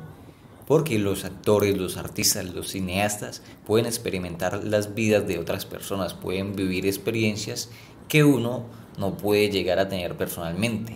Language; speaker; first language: Spanish; native; Spanish